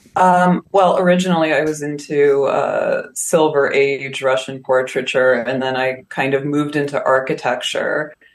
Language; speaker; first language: English; early bilingual, other home language; Russian